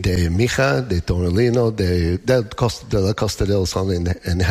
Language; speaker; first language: Spanish; non-native, learner; English